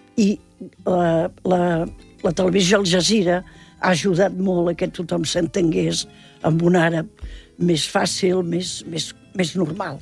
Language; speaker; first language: Catalan; native; Catalan